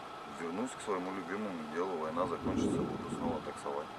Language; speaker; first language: Russian; native; Russian